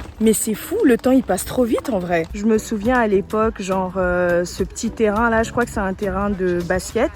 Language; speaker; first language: French; early bilingual, other home language; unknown